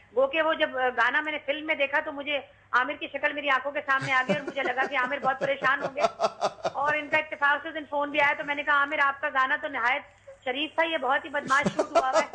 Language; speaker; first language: Urdu; native; Urdu